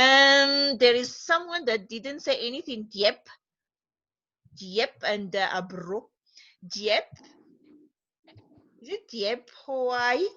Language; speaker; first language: English; non-native, fluent; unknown